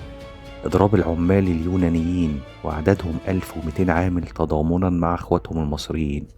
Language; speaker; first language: Arabic; native; Arabic